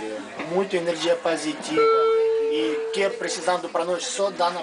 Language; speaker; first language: Portuguese; non-native, learner; Russian